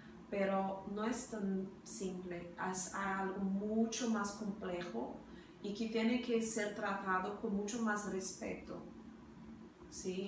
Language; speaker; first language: Spanish; non-native, fluent; Portuguese